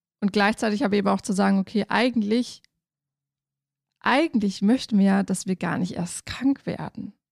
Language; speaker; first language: German; native; German